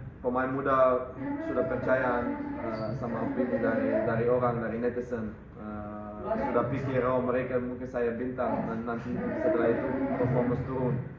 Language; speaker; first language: Indonesian; non-native, fluent; Dutch